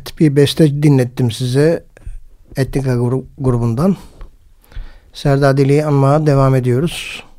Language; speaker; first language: Turkish; native; Turkish